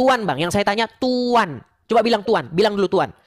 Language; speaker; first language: Indonesian; native; Indonesian